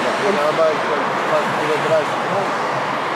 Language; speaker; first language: German; non-native, learner; Turkish